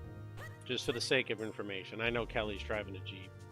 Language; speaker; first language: English; native; English